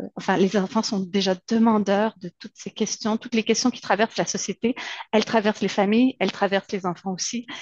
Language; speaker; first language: French; native; French